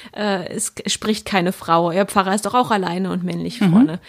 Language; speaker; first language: German; native; German